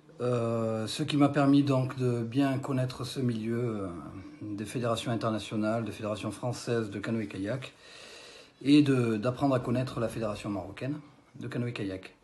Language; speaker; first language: French; early bilingual, other home language; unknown